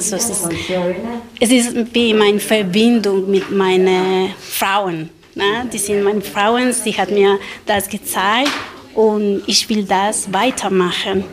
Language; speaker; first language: German; non-native, learner; Spanish